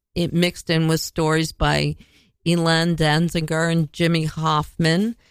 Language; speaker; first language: English; native; English